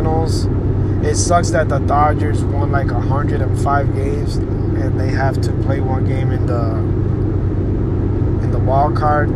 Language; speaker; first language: English; non-native, fluent; Spanish